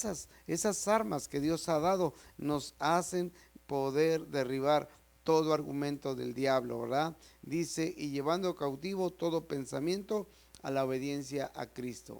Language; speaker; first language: Spanish; native; Spanish